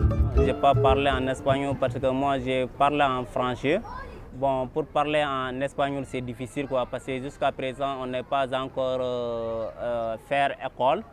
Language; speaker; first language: French; non-native, learner; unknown